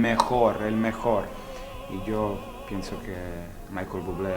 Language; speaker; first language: Spanish; non-native, learner; Italian